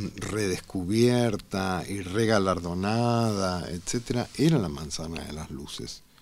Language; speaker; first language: Spanish; native; Spanish